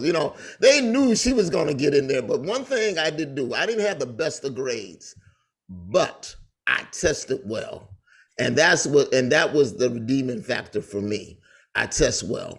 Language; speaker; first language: English; native; English